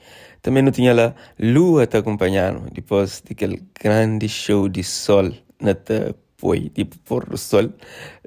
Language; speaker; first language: Portuguese; non-native, local second language; Kabuverdianu